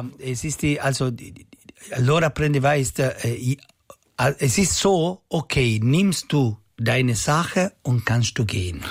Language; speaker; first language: German; non-native, local second language; Italian